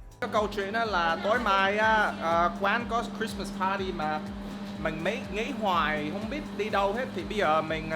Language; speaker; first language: Vietnamese; early bilingual, heritage; Vietnamese